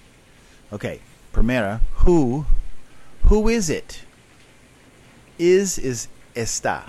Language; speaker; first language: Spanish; non-native, learner; English